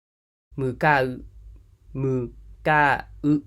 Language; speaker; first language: Japanese; non-native, fluent; Khmer